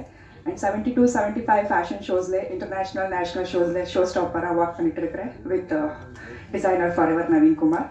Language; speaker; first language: Tamil; non-native, fluent; Kannada